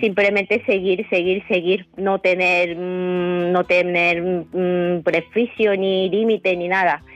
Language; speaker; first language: Spanish; non-native, fluent; Japanese